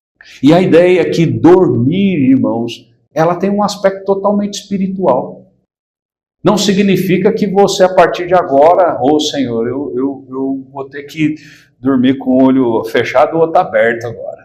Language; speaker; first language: Portuguese; native; Portuguese